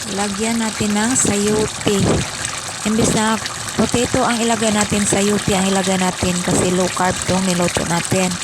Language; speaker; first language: Filipino; non-native, local second language; Cebuano